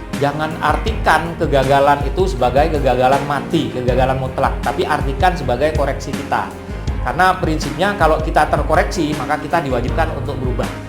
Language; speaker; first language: Indonesian; non-native, local second language; Madurese